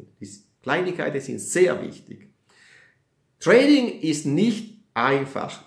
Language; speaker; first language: German; non-native, fluent; Italian